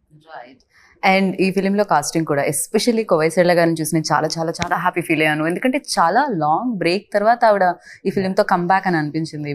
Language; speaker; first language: Telugu; native; Telugu